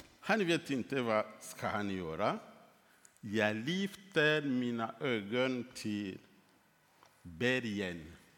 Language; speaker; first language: Swedish; non-native, fluent; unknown